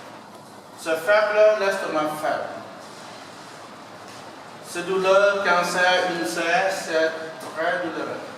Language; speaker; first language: French; non-native, learner; Vietnamese